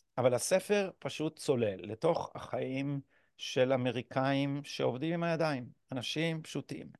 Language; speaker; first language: Hebrew; native; Hebrew